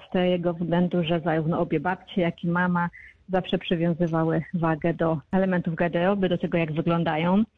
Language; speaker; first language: Polish; native; Polish